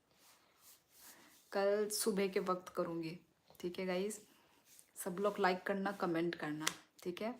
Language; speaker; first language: Hindi; non-native, local second language; Kok Borok